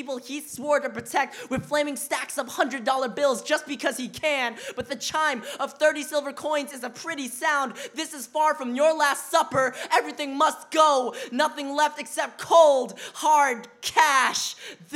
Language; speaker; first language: English; early bilingual, other home language; Vietnamese